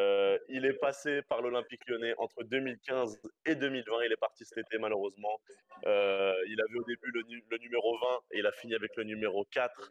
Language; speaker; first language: French; native; French